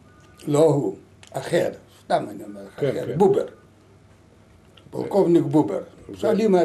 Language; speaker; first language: Hebrew; non-native, learner; Lithuanian